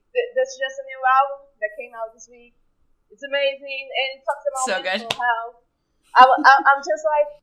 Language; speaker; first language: English; non-native, fluent; Portuguese